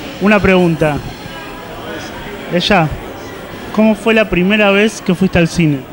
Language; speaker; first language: Spanish; native; Spanish